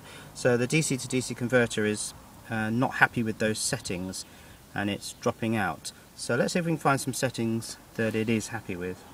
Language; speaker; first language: English; native; English